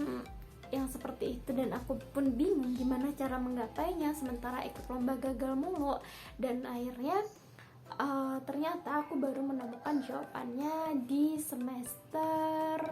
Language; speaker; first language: Indonesian; native; Indonesian